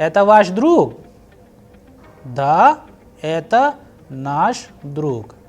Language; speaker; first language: Russian; non-native, fluent; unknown